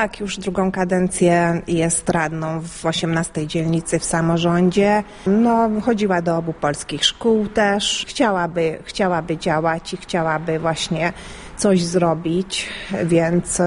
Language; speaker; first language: Polish; early bilingual, heritage; Polish